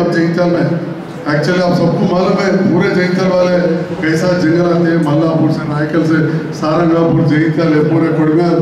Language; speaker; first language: Urdu; non-native, local second language; Telugu